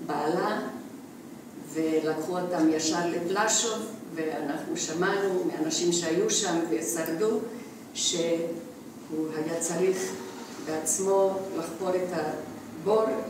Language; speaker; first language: Hebrew; non-native, fluent; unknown